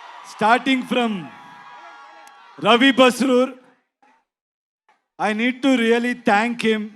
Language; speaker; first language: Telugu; non-native, learner; Kannada